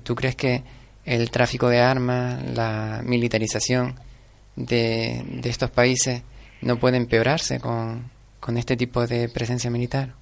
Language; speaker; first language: Spanish; native; Spanish